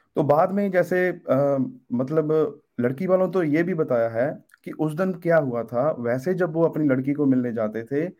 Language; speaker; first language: Hindi; native; Hindi